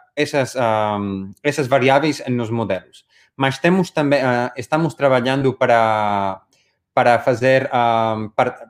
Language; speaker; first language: Portuguese; non-native, learner; Spanish